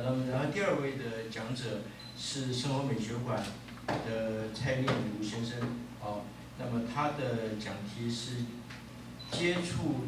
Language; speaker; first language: Chinese; native; Chinese